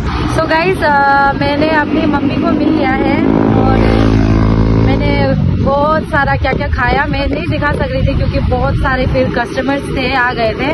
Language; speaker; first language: Hindi; non-native, local second language; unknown